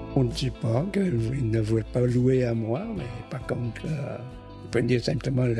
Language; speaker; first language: French; non-native, fluent; Vietnamese